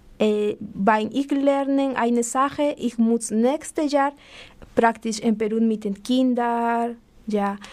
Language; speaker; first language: German; non-native, learner; Spanish